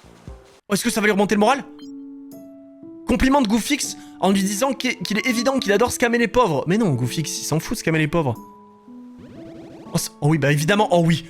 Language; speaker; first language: French; native; French